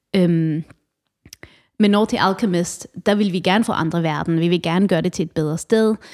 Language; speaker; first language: Danish; early bilingual, other home language; Arabic